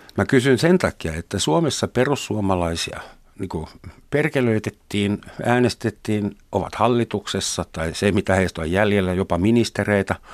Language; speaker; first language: Finnish; non-native, fluent; German